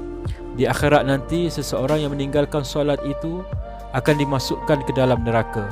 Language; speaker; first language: Malay; native; Malay